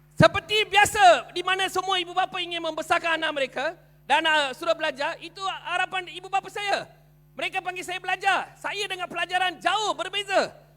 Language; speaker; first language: Malay; non-native, local second language; Tamil